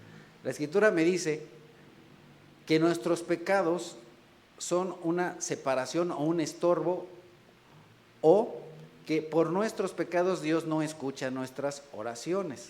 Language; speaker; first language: Spanish; native; Spanish